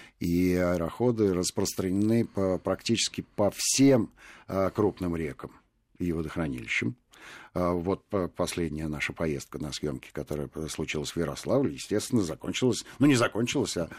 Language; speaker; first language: Russian; native; Russian